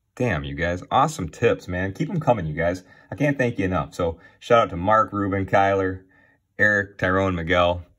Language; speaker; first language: English; native; English